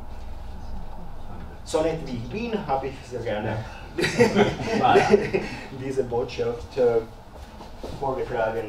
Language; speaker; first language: German; early bilingual, other home language; Croatian